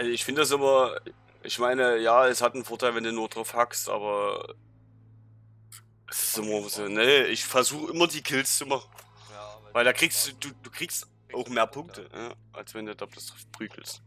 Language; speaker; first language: German; native; German